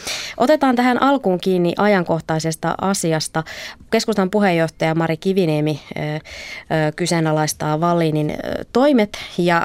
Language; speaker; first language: Finnish; native; Finnish